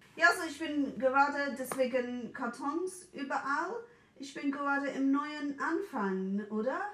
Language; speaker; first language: German; non-native, fluent; English